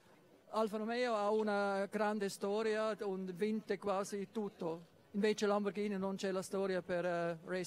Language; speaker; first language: Italian; non-native, learner; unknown